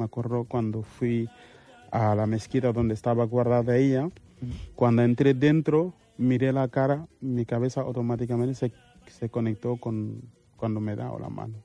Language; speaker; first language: Spanish; non-native, fluent; Mandingo